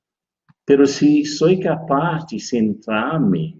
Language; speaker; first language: Spanish; non-native, fluent; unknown